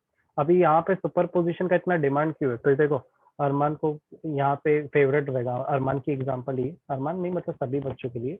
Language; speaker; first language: Hindi; native; Hindi